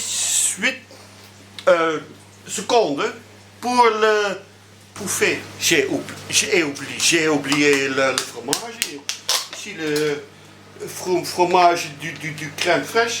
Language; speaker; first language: French; non-native, learner; Dutch